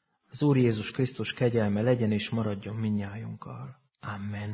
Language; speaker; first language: Hungarian; native; Hungarian